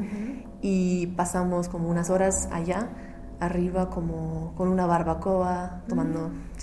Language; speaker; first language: Spanish; non-native, fluent; English